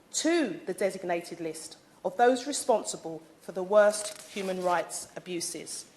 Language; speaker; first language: English; native; English